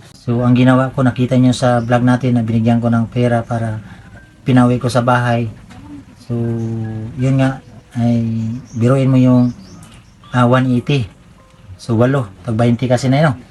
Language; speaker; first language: Filipino; non-native, local second language; Cebuano